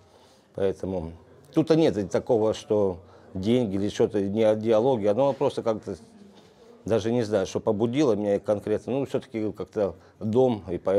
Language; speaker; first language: Russian; native; Russian